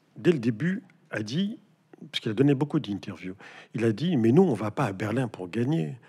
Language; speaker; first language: French; native; French